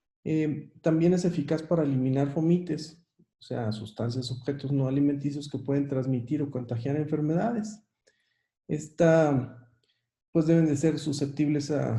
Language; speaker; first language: Spanish; native; Spanish